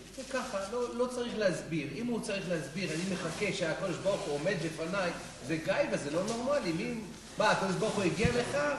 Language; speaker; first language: Hebrew; non-native, fluent; English